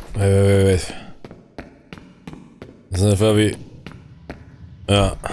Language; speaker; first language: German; native; German